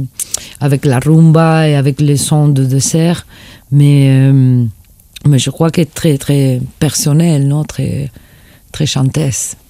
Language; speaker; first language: French; non-native, fluent; Spanish